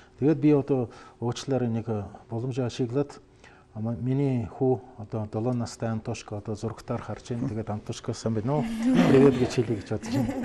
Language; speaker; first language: Mongolian; non-native, fluent; Russian